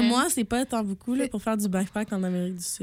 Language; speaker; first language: French; native; French